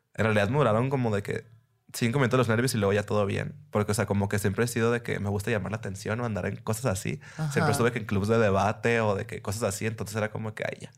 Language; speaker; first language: Spanish; native; Spanish